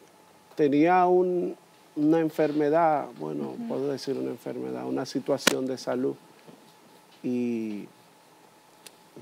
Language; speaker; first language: Spanish; native; Spanish